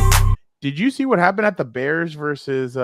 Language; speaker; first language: English; native; English